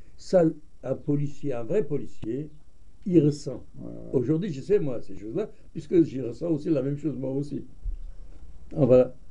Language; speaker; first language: French; non-native, fluent; Armenian